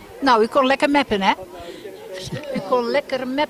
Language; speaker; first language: Dutch; native; Dutch